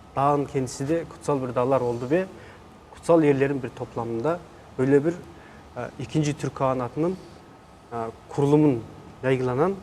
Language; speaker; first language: Turkish; non-native, fluent; Mongolian